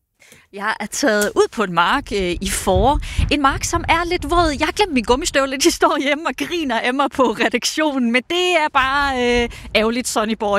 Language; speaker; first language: Danish; native; Danish